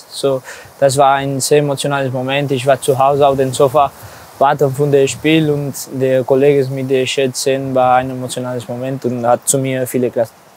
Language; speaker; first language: German; non-native, learner; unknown